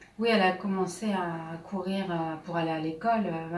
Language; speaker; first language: French; native; French